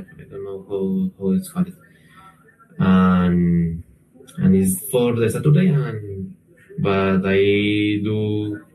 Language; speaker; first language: English; non-native, learner; Spanish